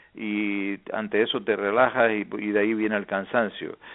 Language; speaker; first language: Spanish; native; Spanish